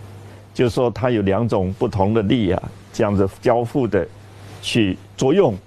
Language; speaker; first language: Chinese; native; Chinese